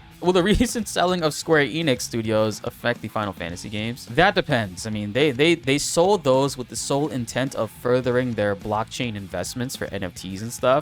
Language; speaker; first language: English; native; English